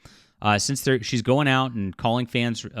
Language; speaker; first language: English; native; English